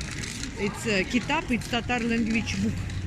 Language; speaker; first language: English; non-native, learner; Russian